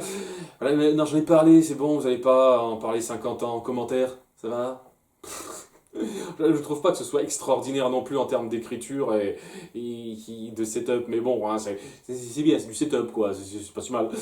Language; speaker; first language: French; native; French